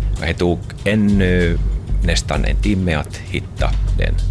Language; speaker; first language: Swedish; non-native, local second language; Finnish